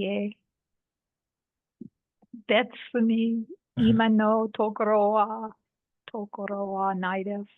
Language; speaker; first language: Japanese; non-native, learner; English